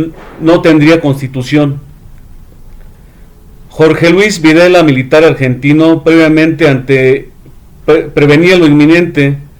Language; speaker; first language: Spanish; native; Spanish